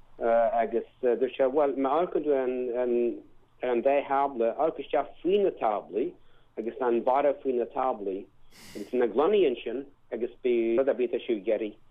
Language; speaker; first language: Irish; native; Irish